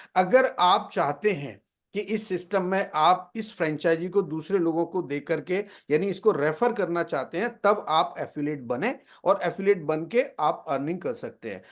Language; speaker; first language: Hindi; native; Hindi